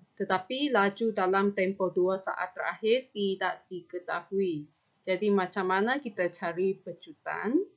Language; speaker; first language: Malay; non-native, local second language; Chinese